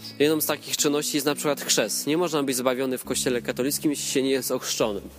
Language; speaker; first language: Polish; native; Polish